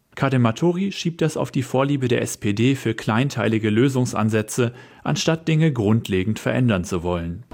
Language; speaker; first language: German; native; German